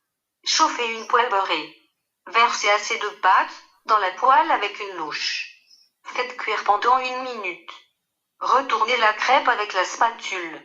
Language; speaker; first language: French; native; French